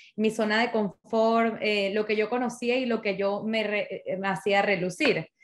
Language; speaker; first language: Spanish; native; Spanish